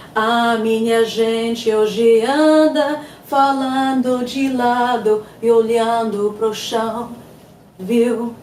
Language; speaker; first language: Portuguese; non-native, fluent; English